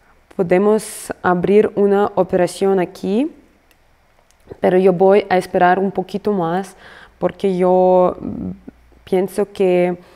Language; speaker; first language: Spanish; non-native, fluent; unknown